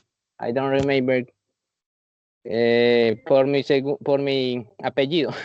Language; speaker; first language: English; non-native, learner; Spanish